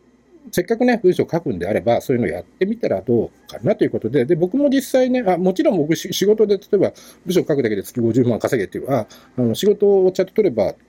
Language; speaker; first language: Japanese; native; Japanese